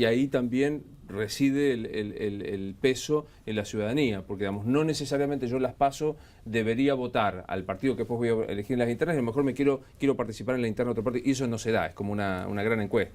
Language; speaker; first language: Spanish; native; Spanish